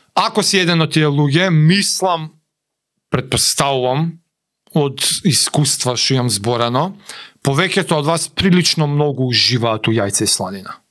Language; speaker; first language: Macedonian; native; Macedonian